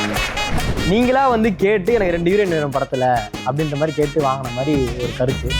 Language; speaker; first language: Tamil; native; Tamil